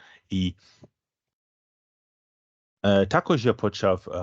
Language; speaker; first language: Ukrainian; non-native, fluent; English